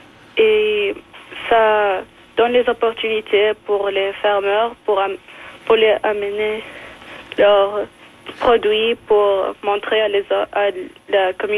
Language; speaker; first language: French; non-native, local second language; English